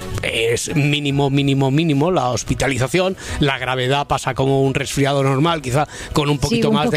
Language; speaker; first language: Spanish; native; Spanish